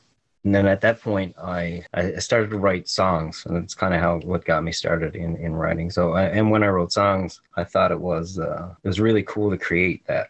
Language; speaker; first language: English; native; English